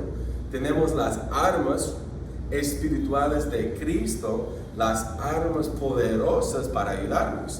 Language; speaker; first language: Spanish; non-native, fluent; English